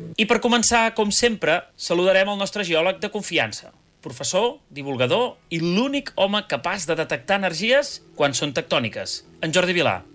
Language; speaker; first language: Catalan; native; Catalan